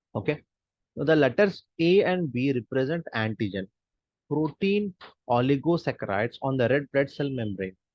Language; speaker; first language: English; non-native, local second language; Hindi